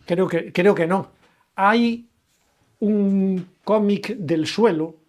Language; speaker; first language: Spanish; native; Spanish